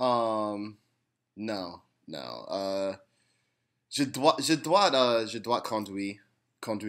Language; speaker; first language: French; non-native, learner; English